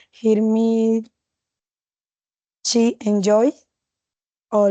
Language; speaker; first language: English; non-native, learner; Spanish